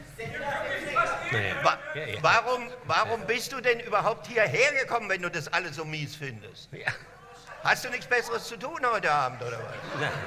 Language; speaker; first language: German; non-native, fluent; French